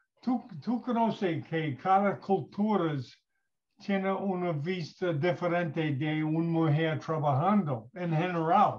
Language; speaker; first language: Spanish; non-native, learner; English